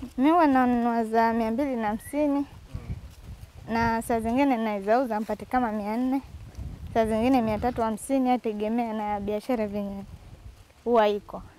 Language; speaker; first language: Swahili; native; Swahili